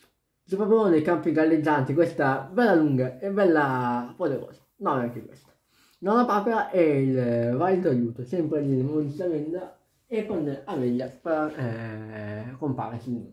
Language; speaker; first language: Italian; native; Italian